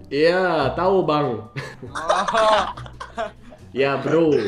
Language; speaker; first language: Indonesian; non-native, fluent; English